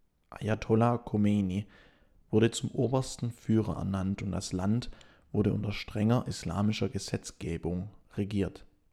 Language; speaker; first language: German; native; German